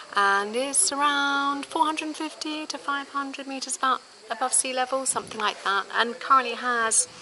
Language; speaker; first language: English; early bilingual, other home language; German